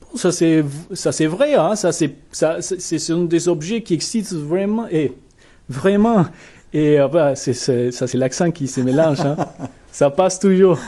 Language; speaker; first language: French; non-native, fluent; Spanish